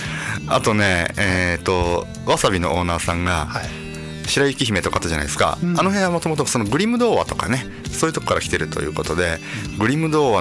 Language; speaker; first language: Japanese; native; Japanese